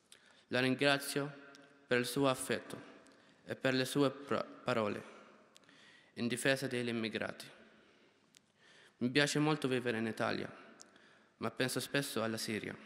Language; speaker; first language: Italian; non-native, fluent; Arabic